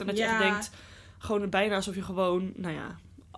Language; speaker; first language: Dutch; native; Dutch